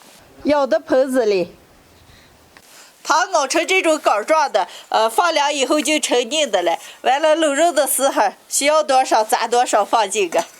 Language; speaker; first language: Chinese; native; Chinese